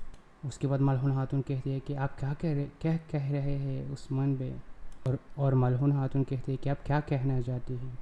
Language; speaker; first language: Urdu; non-native, local second language; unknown